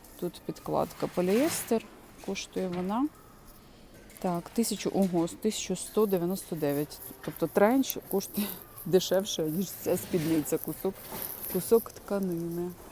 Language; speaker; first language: Ukrainian; non-native, local second language; Russian